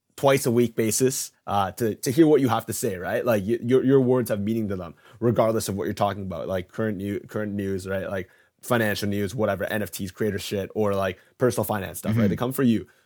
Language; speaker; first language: English; native; English